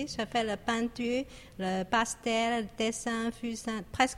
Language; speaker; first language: French; non-native, learner; Chinese